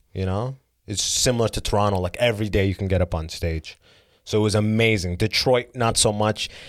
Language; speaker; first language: English; early bilingual, other home language; Arabic